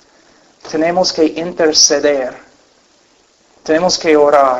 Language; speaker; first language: Spanish; non-native, fluent; English